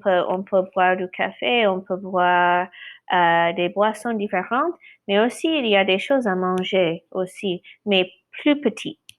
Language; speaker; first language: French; non-native, fluent; English